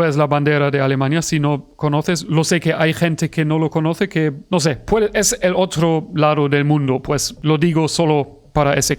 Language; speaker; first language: Spanish; non-native, fluent; German